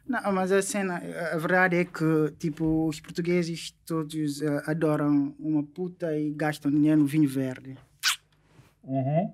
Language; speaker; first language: Portuguese; non-native, local second language; Upper Guinea Crioulo